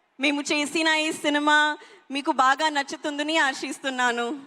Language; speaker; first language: Telugu; non-native, learner; Hindi